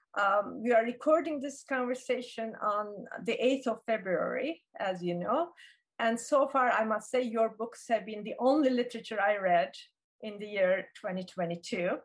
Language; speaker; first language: English; non-native, fluent; Turkish